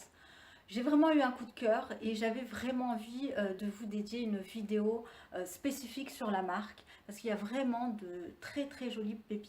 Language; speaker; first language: French; native; French